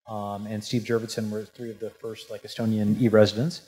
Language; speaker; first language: English; native; English